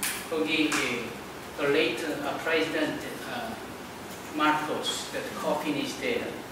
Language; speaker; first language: English; non-native, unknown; Korean